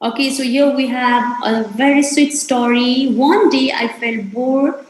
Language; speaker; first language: English; non-native, local second language; Nepali